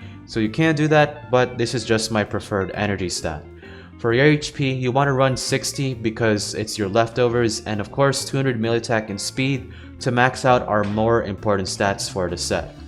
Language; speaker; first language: English; native; English